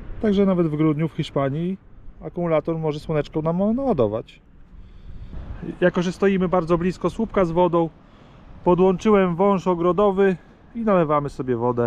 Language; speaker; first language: Polish; native; Polish